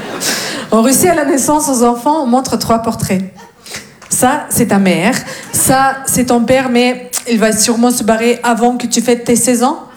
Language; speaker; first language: French; non-native, fluent; Russian